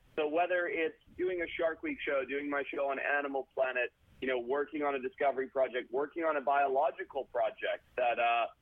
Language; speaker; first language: English; native; English